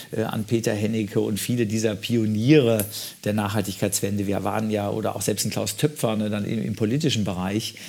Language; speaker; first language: German; native; German